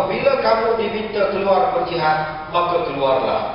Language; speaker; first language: Malay; native; Malay